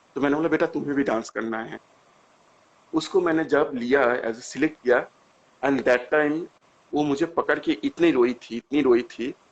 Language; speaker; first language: Hindi; non-native, local second language; Bangla